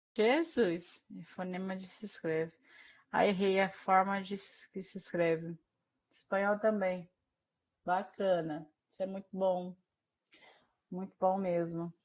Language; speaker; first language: Portuguese; native; Portuguese